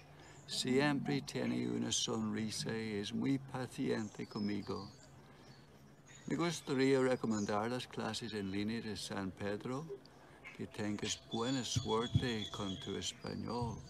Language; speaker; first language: Spanish; non-native, learner; English